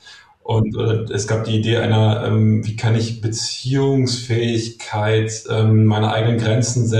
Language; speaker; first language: German; native; German